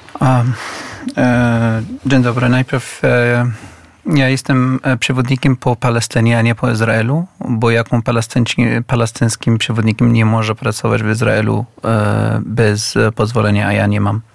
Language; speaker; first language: Polish; non-native, fluent; Arabic